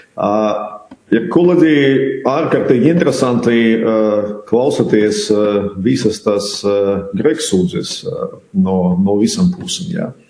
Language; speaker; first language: Latvian; non-native, local second language; Russian